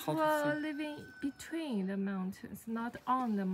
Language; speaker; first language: English; non-native, fluent; Chinese